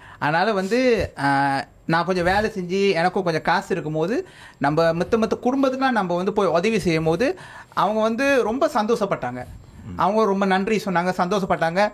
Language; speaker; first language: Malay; non-native, local second language; Tamil